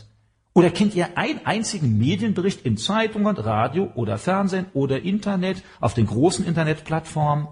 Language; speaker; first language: German; native; German